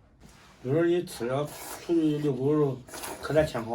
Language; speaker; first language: Chinese; native; Chinese